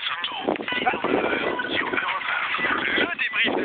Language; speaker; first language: French; native; French